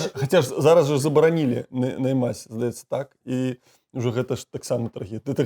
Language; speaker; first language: Belarusian; native; Belarusian